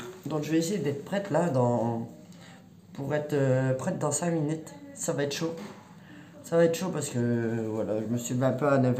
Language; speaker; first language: French; native; French